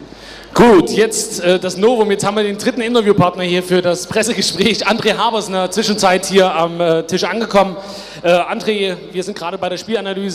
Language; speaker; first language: German; native; German